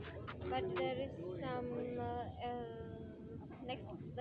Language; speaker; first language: English; non-native, learner; Czech